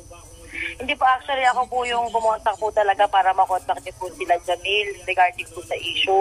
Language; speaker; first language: Filipino; native; Filipino